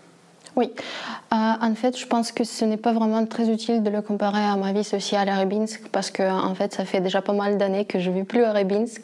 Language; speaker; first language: French; non-native, fluent; Russian